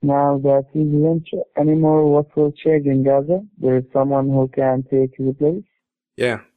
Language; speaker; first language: English; non-native, learner; Arabic